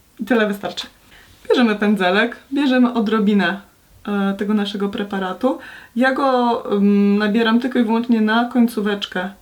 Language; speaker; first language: Polish; native; Polish